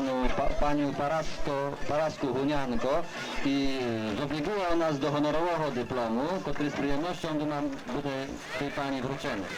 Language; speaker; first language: Polish; non-native, local second language; Rusyn